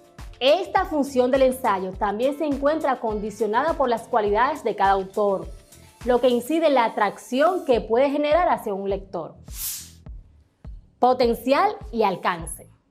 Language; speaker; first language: Spanish; native; Spanish